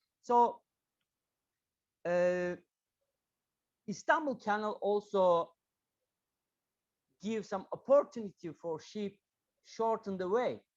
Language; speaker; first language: English; non-native, learner; Turkish